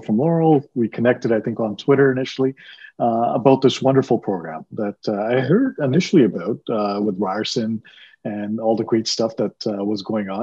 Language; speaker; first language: English; early bilingual, other home language; Punjabi